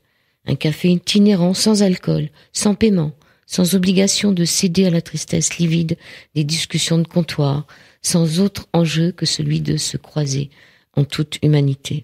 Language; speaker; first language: French; native; French